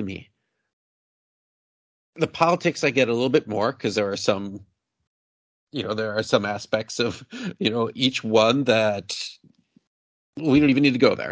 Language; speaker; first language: English; native; English